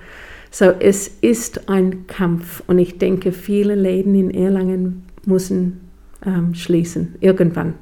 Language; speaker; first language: German; non-native, fluent; English